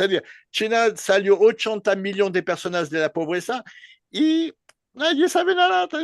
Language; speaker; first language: Spanish; non-native, learner; French